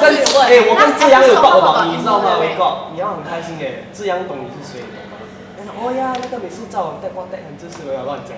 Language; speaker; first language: Chinese; native; Chinese